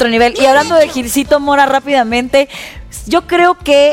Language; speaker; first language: Spanish; native; Spanish